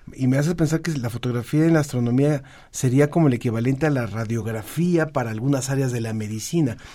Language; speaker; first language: Spanish; native; Spanish